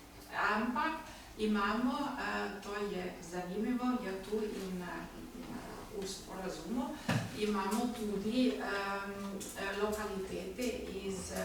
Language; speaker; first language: Slovenian; non-native, learner; German